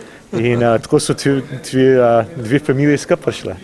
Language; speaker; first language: Slovenian; early bilingual, heritage; English